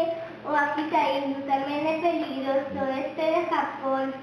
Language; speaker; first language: Spanish; non-native, local second language; Galician